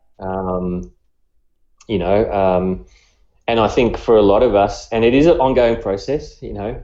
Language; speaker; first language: English; native; English